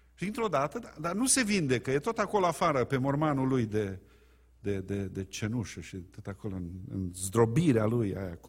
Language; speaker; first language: Romanian; native; Romanian